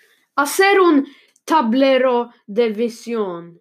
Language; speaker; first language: Spanish; non-native, learner; Swedish